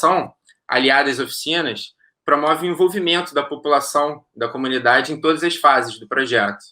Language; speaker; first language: Portuguese; native; Portuguese